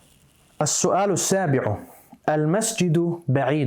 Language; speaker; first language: Arabic; non-native, fluent; English